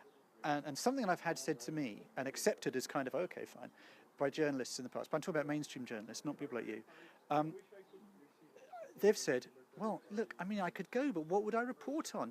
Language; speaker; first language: English; native; English